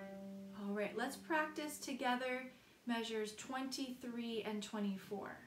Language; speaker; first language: English; native; English